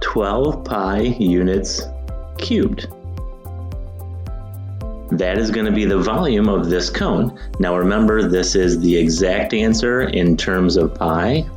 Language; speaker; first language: English; native; English